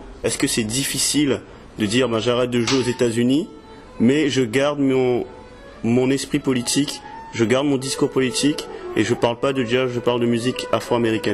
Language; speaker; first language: French; native; French